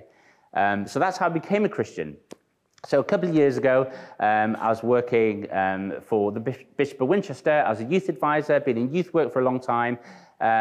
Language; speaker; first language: English; native; English